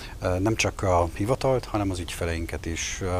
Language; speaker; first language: Hungarian; native; Hungarian